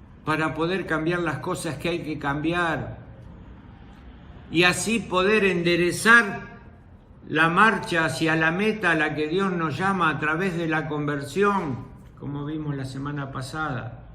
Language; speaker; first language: Spanish; native; Spanish